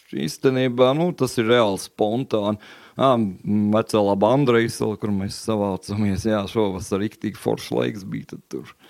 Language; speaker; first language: Latvian; native; Latvian